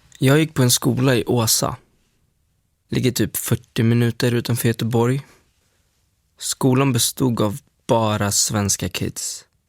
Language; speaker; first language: Swedish; early bilingual, other home language; Spanish